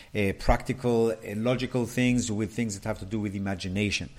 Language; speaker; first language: English; non-native, fluent; Hebrew